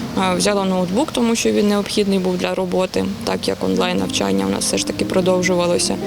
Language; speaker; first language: Ukrainian; native; Ukrainian